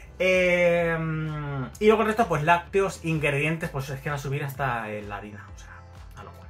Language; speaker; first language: Spanish; native; Spanish